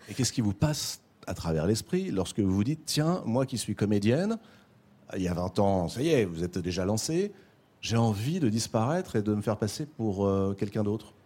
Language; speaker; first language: French; native; French